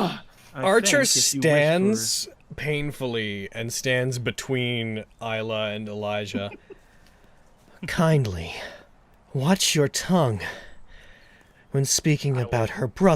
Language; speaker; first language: English; native; English